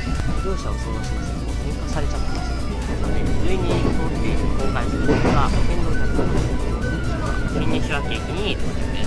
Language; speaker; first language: Japanese; native; Japanese